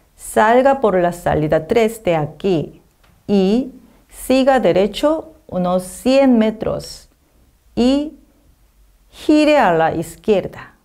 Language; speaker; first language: Spanish; non-native, learner; Korean